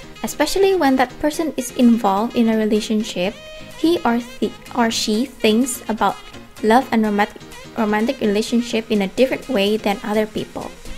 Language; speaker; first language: English; non-native, fluent; Indonesian